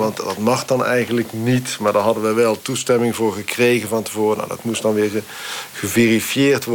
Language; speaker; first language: Dutch; native; Dutch